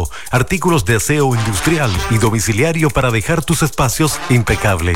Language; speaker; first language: Spanish; native; Spanish